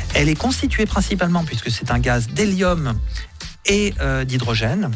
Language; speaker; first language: French; native; French